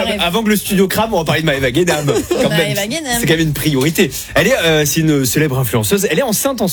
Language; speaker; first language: French; native; French